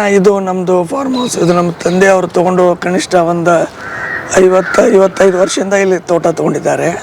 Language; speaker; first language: Kannada; native; Kannada